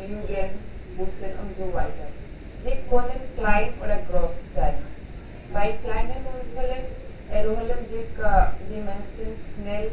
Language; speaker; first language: German; non-native, learner; Hindi